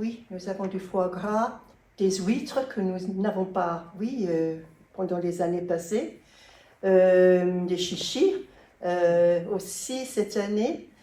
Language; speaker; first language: French; non-native, learner; English